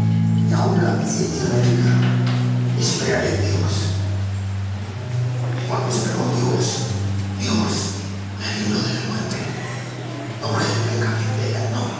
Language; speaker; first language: Spanish; native; Spanish